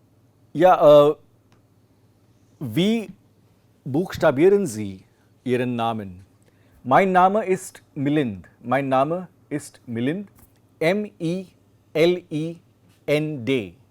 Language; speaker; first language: German; non-native, fluent; English